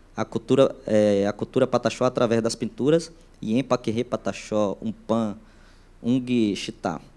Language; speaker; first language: Portuguese; native; Portuguese